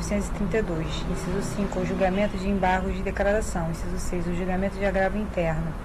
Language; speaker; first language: Portuguese; native; Portuguese